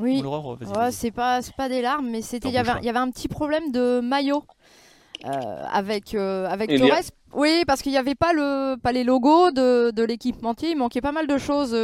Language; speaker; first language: French; native; French